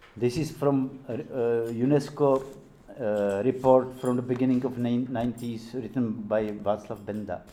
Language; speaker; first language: English; non-native, fluent; Czech